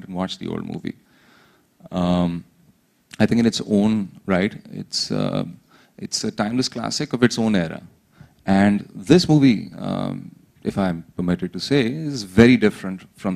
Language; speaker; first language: English; non-native, local second language; Urdu